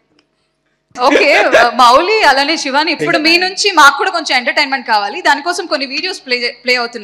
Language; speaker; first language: Telugu; native; Telugu